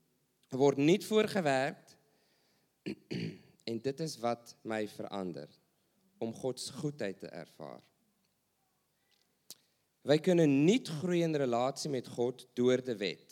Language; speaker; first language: Dutch; non-native, learner; English